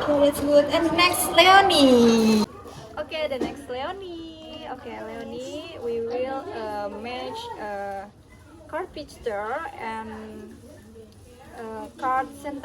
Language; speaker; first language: English; non-native, learner; Indonesian